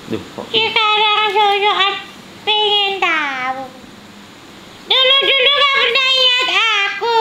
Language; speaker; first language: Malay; non-native, local second language; Javanese